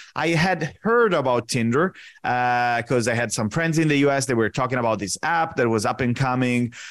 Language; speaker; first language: English; non-native, fluent; Italian